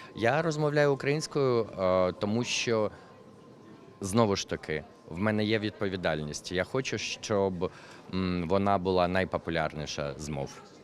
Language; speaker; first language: Ukrainian; non-native, local second language; Russian